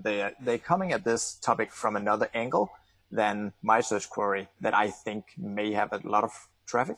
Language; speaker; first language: English; non-native, fluent; Danish